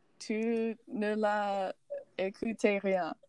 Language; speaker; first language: French; non-native, learner; English